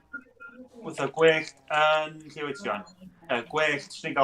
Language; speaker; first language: Welsh; native; Welsh